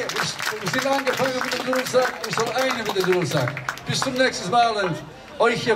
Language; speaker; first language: German; non-native, learner; English